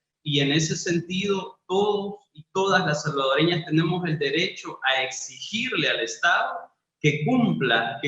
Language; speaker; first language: Spanish; native; Spanish